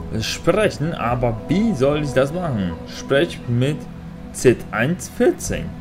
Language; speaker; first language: German; non-native, fluent; Polish